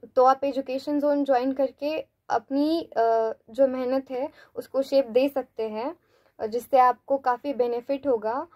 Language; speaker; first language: Hindi; non-native, local second language; Marathi